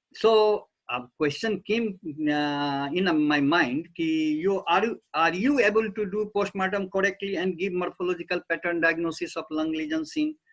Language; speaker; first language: English; non-native, local second language; Nepali